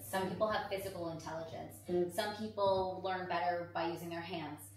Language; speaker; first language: English; native; English